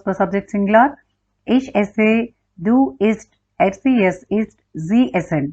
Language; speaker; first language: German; non-native, learner; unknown